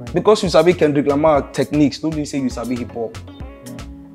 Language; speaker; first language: English; non-native, local second language; Hausa